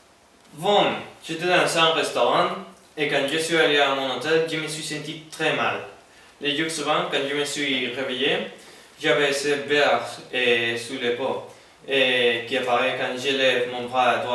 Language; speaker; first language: French; non-native, learner; Spanish